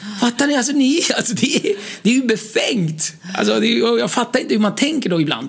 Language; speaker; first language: Swedish; early bilingual, other home language; Kurdish